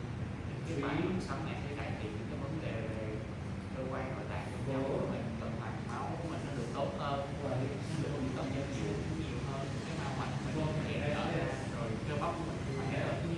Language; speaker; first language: Vietnamese; native; Vietnamese